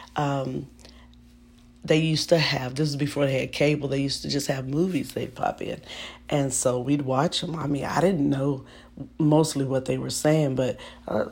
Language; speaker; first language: English; native; English